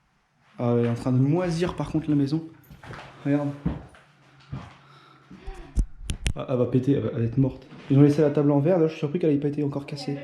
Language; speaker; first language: French; native; French